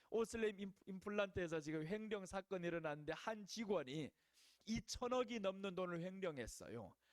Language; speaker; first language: Korean; native; Korean